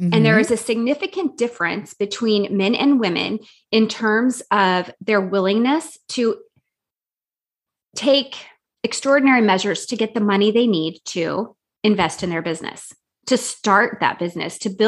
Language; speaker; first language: English; native; English